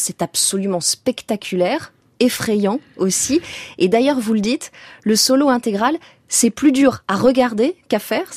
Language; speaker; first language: French; native; French